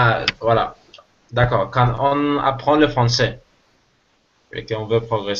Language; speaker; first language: French; non-native, learner; Spanish